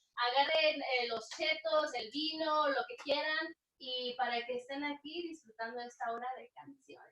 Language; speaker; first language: Spanish; early bilingual, heritage; Spanish